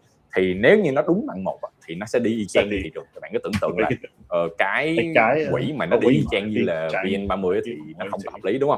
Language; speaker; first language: Vietnamese; native; Vietnamese